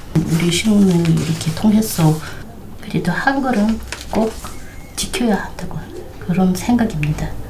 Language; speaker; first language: Korean; early bilingual, heritage; Korean